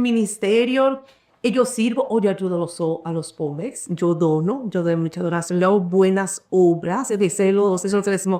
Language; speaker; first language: Spanish; early bilingual, heritage; Spanish